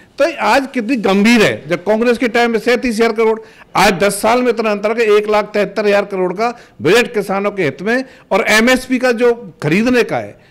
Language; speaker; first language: Hindi; native; Hindi